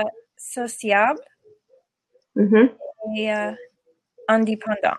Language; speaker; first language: French; non-native, learner; English